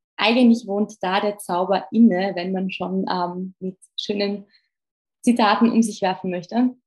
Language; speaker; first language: German; native; German